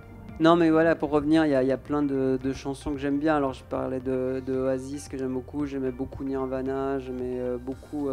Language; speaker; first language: French; native; French